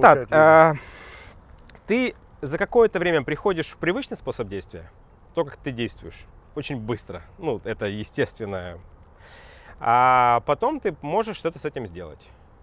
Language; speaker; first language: Russian; native; Russian